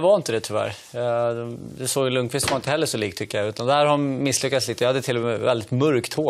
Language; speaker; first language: Swedish; native; Swedish